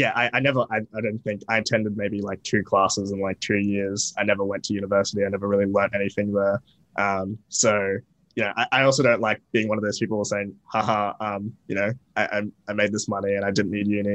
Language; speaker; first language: English; native; English